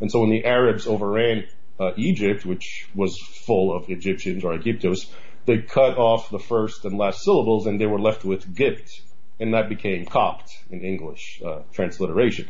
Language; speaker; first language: English; native; English